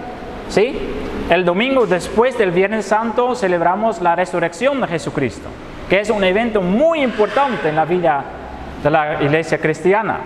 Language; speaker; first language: Spanish; non-native, fluent; Dutch